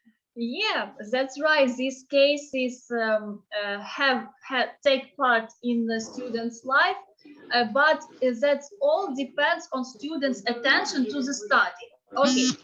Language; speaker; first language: English; non-native, fluent; Ukrainian